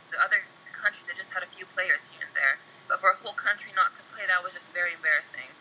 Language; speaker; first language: English; native; English